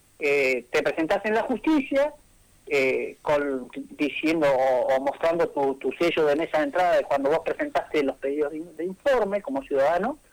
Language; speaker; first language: Spanish; native; Spanish